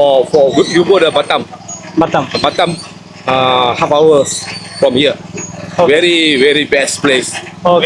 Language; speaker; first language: English; non-native, learner; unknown